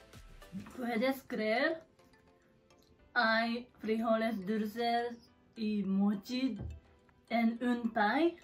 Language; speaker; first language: Spanish; non-native, learner; Japanese